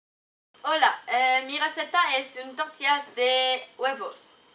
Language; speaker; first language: Spanish; non-native, learner; French